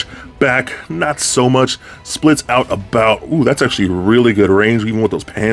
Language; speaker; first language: English; native; English